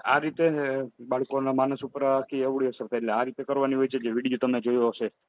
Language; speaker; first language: Gujarati; native; Gujarati